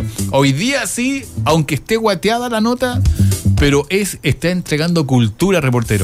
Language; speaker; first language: Spanish; native; Spanish